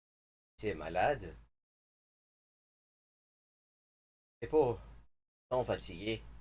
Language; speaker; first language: French; non-native, fluent; English